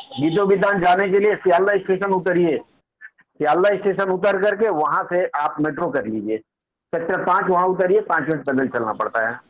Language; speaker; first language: Hindi; native; Hindi